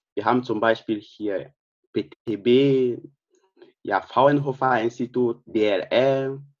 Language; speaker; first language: German; non-native, fluent; French